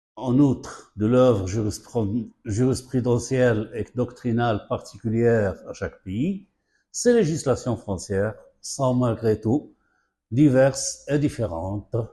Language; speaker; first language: French; non-native, local second language; Arabic